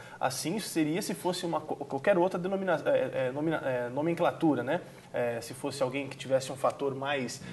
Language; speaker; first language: Portuguese; native; Portuguese